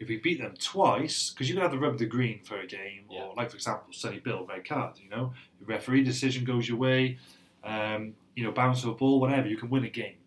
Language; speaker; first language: English; native; English